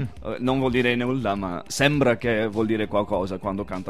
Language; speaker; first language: Italian; non-native, fluent; English